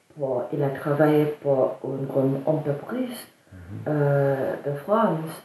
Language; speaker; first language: French; non-native, learner; English